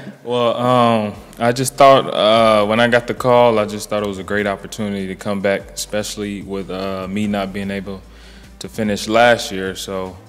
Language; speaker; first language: English; native; English